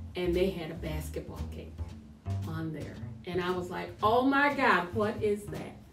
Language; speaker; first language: English; native; English